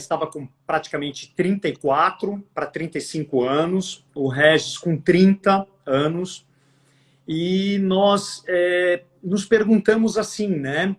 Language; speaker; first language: Portuguese; native; Portuguese